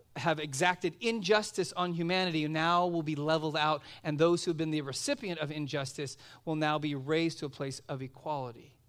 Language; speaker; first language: English; native; English